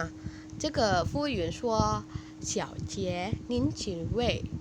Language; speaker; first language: Chinese; non-native, fluent; Indonesian